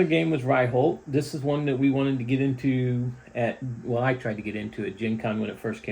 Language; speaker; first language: English; native; English